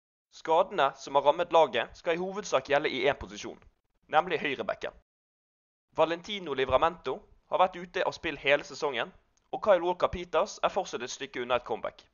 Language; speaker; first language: Norwegian; native; Norwegian